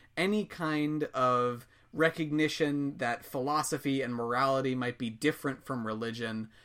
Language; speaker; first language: English; native; English